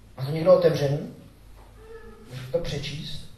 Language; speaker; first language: Czech; native; Czech